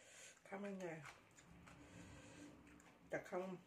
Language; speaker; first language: Thai; non-native, local second language; Lao